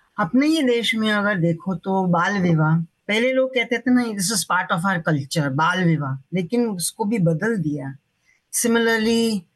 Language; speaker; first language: Hindi; non-native, local second language; Marathi